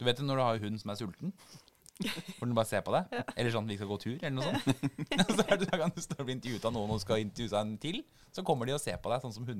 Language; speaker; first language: Norwegian; native; Norwegian